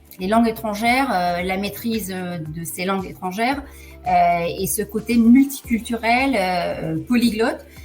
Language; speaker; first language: French; non-native, fluent; Spanish